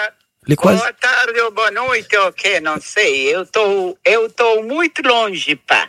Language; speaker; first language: Portuguese; non-native, local second language; Kabuverdianu